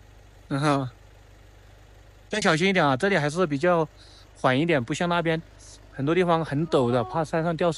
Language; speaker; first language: Chinese; native; Chinese